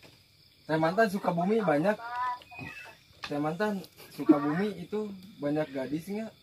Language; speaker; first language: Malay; non-native, local second language; Sundanese